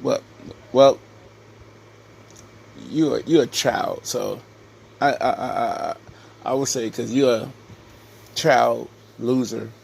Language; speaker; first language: English; native; English